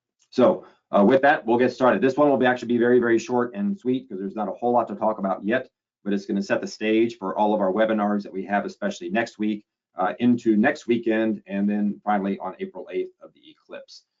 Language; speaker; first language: English; native; English